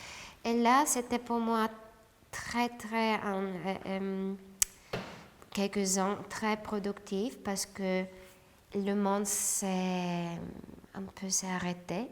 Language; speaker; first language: French; non-native, fluent; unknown